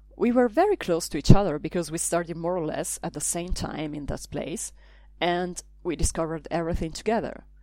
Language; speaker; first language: English; non-native, fluent; Italian